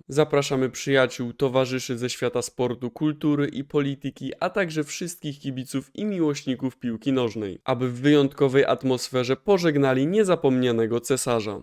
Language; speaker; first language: Polish; native; Polish